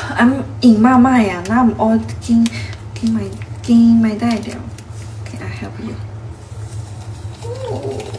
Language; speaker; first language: English; non-native, learner; Thai